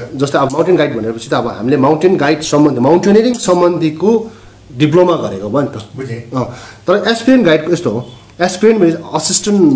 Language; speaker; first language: Nepali; non-native, local second language; Sherpa